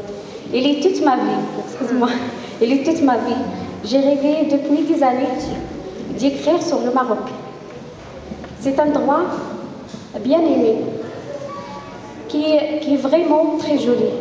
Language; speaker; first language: French; non-native, learner; Arabic